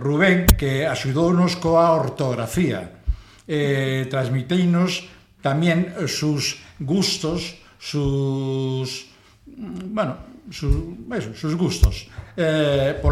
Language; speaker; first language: Galician; non-native, local second language; Spanish